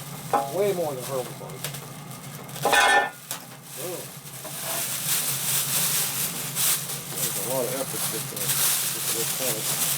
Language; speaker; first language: English; native; English